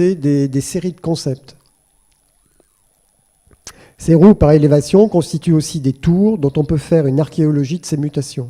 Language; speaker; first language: French; native; French